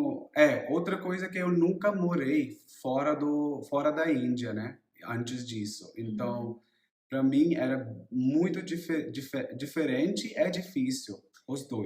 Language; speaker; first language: Portuguese; non-native, learner; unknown